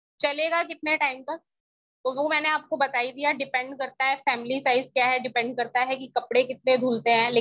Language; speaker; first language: Hindi; native; Hindi